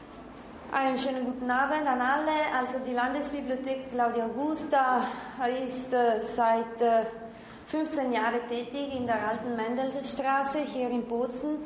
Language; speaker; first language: German; non-native, local second language; Italian